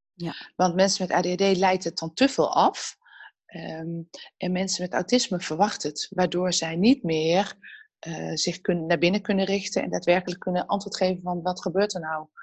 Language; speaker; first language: Dutch; native; Dutch